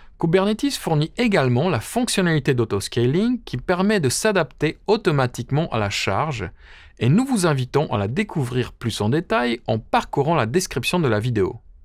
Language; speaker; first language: French; native; French